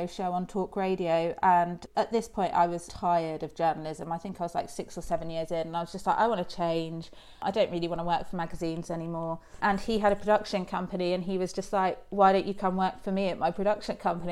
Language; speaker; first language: English; native; English